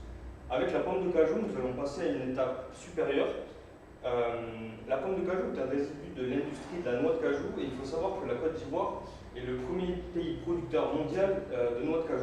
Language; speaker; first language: French; native; French